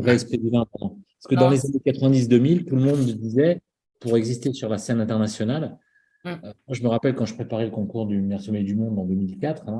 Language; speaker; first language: French; native; French